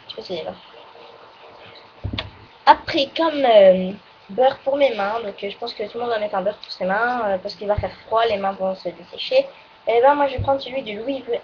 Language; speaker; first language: French; native; French